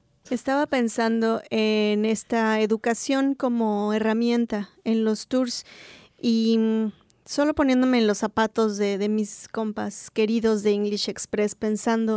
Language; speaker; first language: Spanish; native; Spanish